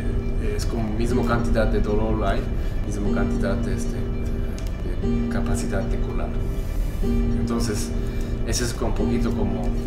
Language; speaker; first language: Spanish; non-native, learner; Japanese